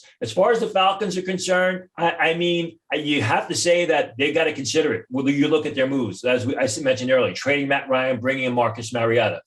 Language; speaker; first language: English; native; English